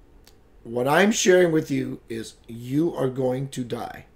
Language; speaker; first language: English; native; English